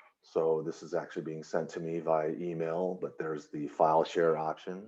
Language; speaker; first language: English; native; English